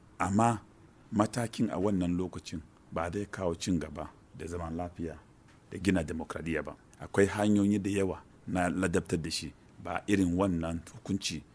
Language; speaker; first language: Hausa; native; Hausa